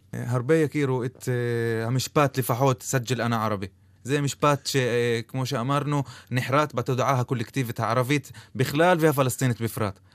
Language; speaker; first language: Hebrew; non-native, local second language; Arabic